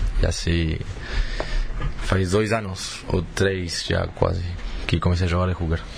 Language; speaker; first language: Portuguese; early bilingual, heritage; Spanish